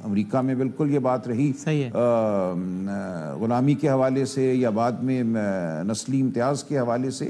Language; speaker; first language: Urdu; native; Urdu